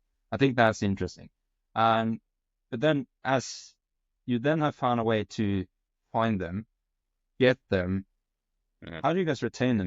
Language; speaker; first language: English; non-native, fluent; Norwegian